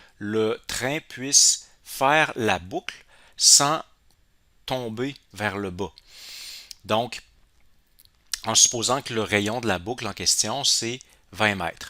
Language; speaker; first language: French; native; French